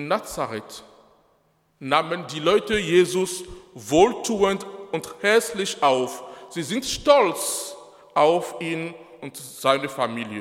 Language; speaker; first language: German; non-native, fluent; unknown